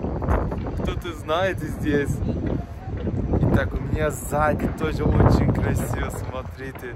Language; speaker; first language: Russian; non-native, learner; Turkish